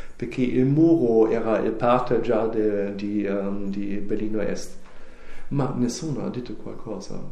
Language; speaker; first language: Italian; non-native, learner; German